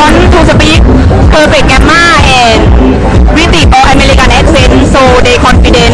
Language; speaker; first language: English; non-native, learner; Thai